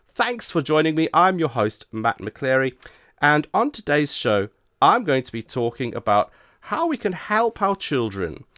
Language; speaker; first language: English; native; English